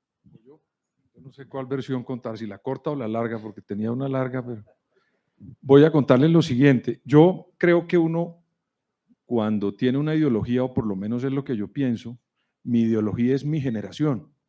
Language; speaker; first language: Spanish; native; Spanish